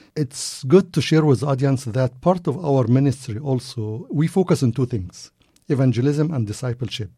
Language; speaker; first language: English; non-native, fluent; Arabic